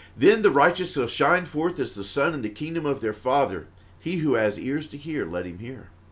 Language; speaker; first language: English; native; English